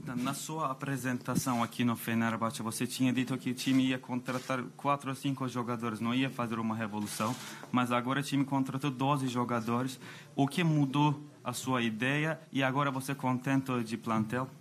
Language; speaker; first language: Portuguese; non-native, fluent; Turkish